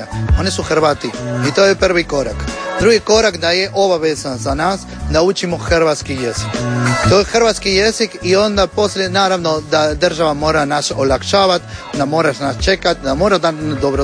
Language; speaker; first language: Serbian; non-native, learner; Spanish